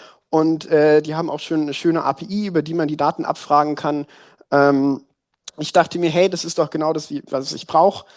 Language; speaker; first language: German; native; German